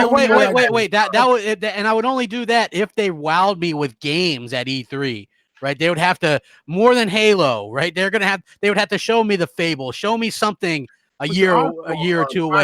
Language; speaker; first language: English; native; English